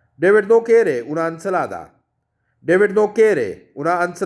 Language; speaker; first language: Spanish; non-native, fluent; Urdu